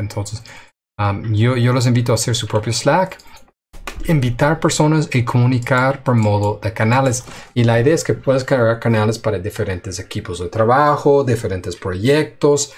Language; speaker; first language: Spanish; non-native, fluent; English